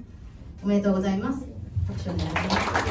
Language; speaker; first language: Japanese; native; Japanese